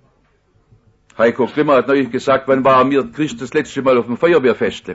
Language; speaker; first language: German; native; German